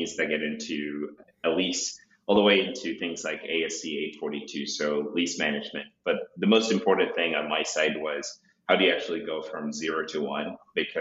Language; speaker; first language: English; non-native, local second language; Shona